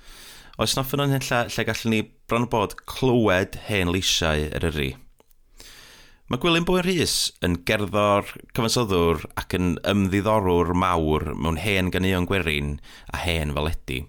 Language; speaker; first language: Welsh; native; Welsh